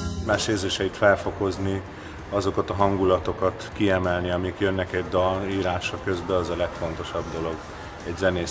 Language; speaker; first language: Hungarian; native; Hungarian